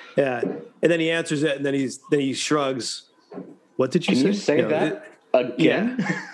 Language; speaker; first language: English; native; English